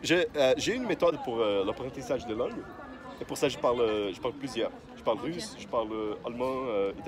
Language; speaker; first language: French; non-native, fluent; Portuguese